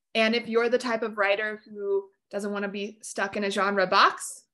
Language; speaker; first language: English; native; English